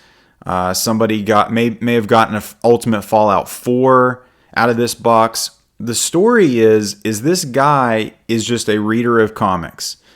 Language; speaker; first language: English; native; English